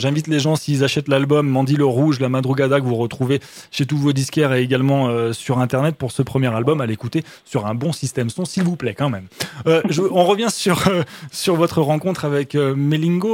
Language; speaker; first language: French; native; French